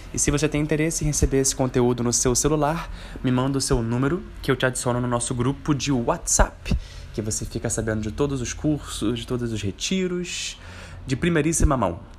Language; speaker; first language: Portuguese; native; Portuguese